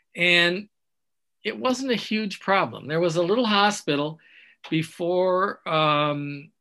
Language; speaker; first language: English; native; English